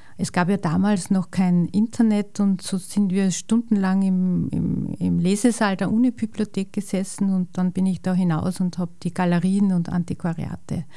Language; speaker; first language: German; native; German